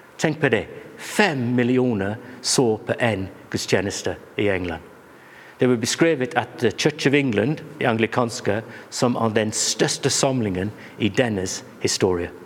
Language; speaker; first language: Norwegian; non-native, fluent; English